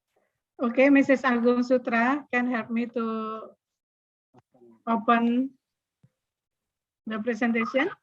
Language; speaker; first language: English; non-native, learner; Indonesian